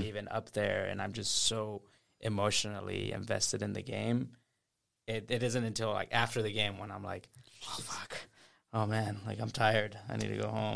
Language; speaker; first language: English; native; English